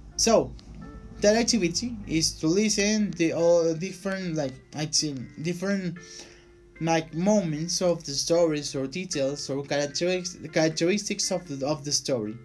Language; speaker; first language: English; non-native, fluent; Spanish